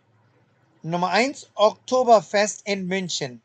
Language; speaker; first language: German; non-native, fluent; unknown